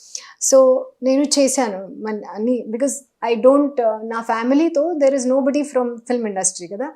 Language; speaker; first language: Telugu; non-native, learner; Hindi